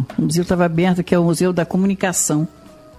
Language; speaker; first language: Portuguese; native; Portuguese